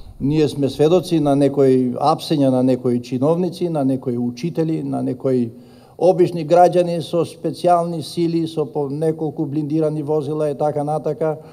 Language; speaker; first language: Macedonian; non-native, local second language; Albanian